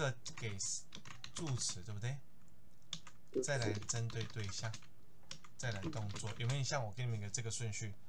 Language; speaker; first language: Chinese; native; Chinese